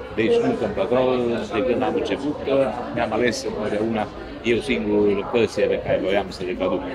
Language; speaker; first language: Romanian; non-native, fluent; Italian